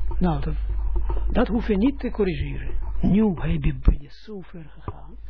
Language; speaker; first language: Dutch; non-native, fluent; Russian